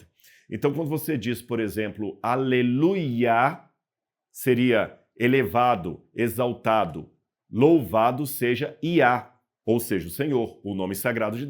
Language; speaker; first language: Portuguese; native; Portuguese